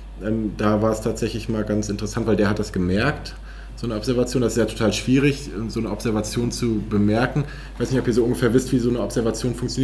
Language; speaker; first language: German; native; German